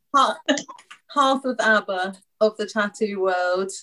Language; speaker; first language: English; native; English